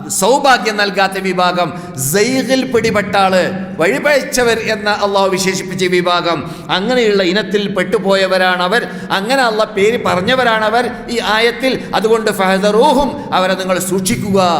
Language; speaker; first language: Malayalam; native; Malayalam